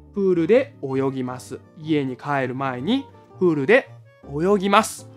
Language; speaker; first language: Japanese; non-native, fluent; Chinese